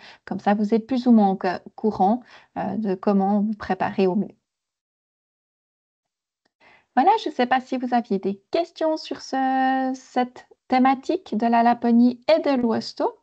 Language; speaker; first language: French; native; French